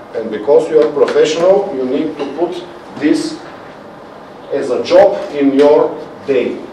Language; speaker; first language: English; non-native, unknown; Bulgarian